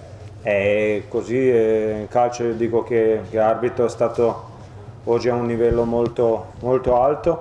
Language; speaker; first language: Italian; non-native, fluent; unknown